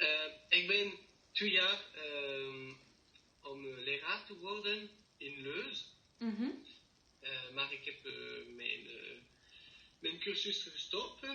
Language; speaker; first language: Dutch; non-native, learner; French